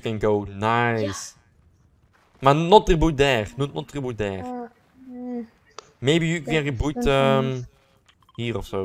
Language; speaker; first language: English; non-native, learner; Dutch